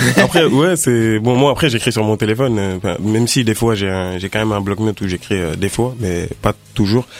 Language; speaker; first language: French; non-native, local second language; Wolof